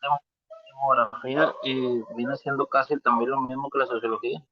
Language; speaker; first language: Spanish; native; Spanish